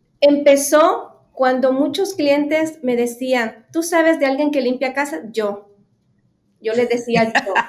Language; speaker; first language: Spanish; native; Spanish